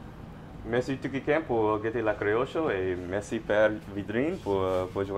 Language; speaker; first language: French; non-native, learner; English